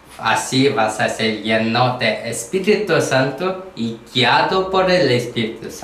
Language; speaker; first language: Spanish; non-native, learner; Korean